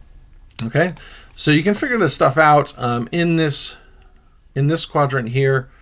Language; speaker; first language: English; native; English